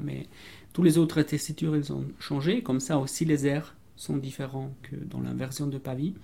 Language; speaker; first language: French; non-native, fluent; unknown